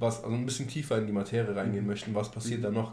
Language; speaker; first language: German; native; German